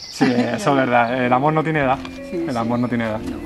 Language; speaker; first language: Spanish; native; Spanish